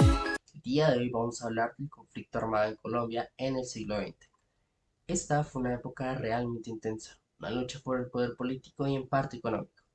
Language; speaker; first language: Spanish; native; Spanish